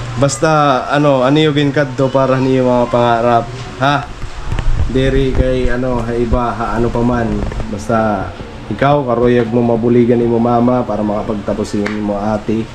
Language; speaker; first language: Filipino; non-native, local second language; Waray